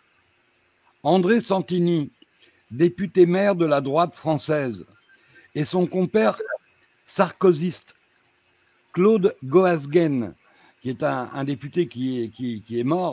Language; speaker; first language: French; native; French